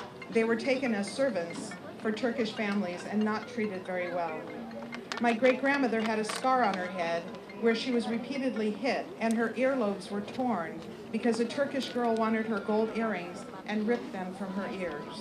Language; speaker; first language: English; native; English